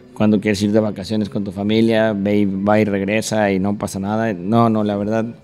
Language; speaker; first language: Spanish; native; Spanish